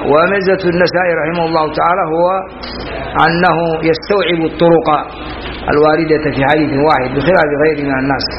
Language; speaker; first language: Arabic; non-native, fluent; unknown